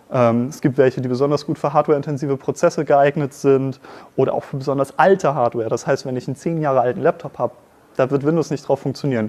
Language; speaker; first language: German; native; German